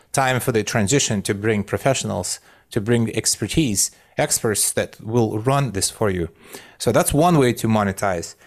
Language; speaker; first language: English; non-native, fluent; Russian